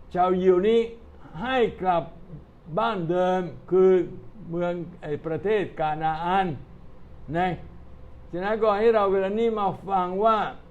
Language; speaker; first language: Thai; non-native, fluent; Italian